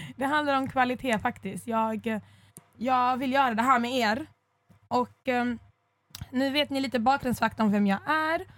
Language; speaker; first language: Swedish; early bilingual, other home language; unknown